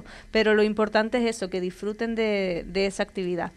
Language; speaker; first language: Spanish; native; Spanish